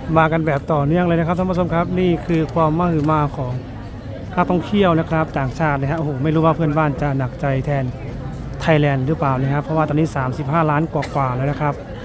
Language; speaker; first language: Thai; native; Thai